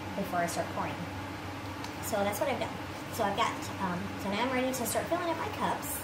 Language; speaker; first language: English; native; English